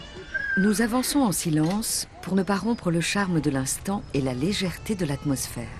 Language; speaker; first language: French; native; French